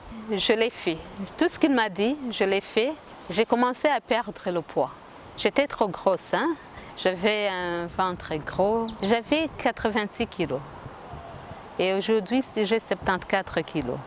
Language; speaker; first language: French; non-native, local second language; Kinyarwanda